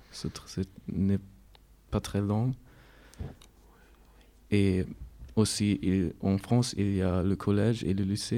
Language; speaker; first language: French; non-native, learner; German